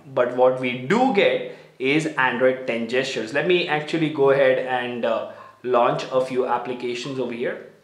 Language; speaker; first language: English; non-native, local second language; Hindi